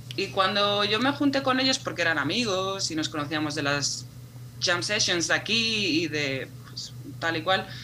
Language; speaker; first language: Spanish; native; Spanish